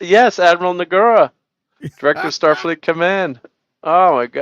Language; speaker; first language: English; native; English